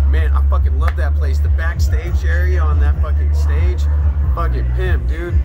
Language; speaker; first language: English; native; English